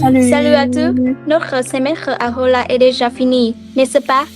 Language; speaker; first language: French; non-native, learner; Vietnamese